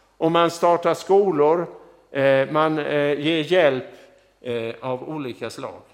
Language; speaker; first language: Swedish; native; Swedish